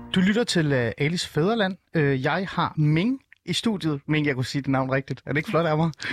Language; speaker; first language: Danish; early bilingual, other home language; Persian